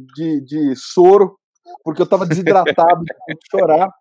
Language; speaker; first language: Portuguese; native; Portuguese